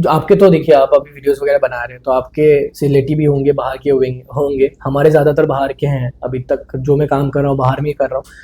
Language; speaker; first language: Hindi; non-native, local second language; Bangla